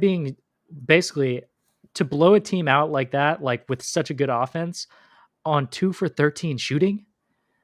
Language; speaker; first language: English; native; English